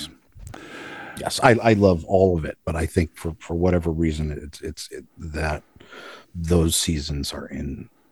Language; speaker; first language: English; native; English